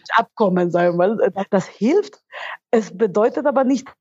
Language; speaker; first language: German; non-native, fluent; Spanish